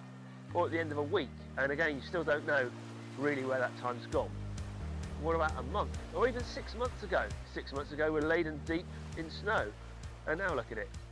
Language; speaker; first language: English; native; English